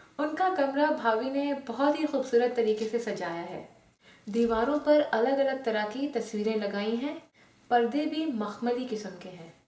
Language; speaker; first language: Hindi; non-native, local second language; Urdu